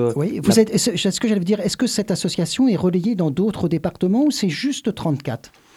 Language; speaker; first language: French; native; French